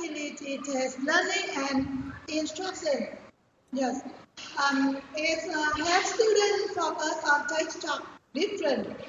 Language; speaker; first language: English; non-native, learner; Vietnamese